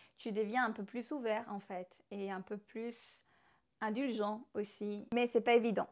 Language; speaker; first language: French; non-native, fluent; Spanish